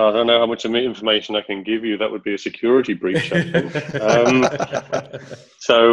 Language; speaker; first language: English; native; English